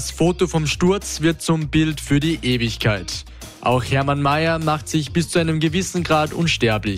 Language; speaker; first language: German; native; German